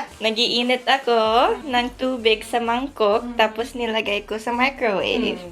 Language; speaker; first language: Filipino; early bilingual, heritage; Filipino